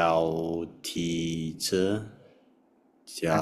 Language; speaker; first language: Chinese; non-native, learner; Indonesian